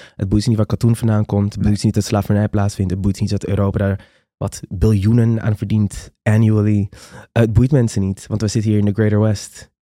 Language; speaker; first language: Dutch; non-native, local second language; Papiamento